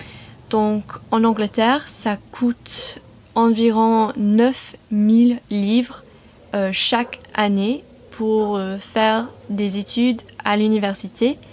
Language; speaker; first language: French; non-native, fluent; English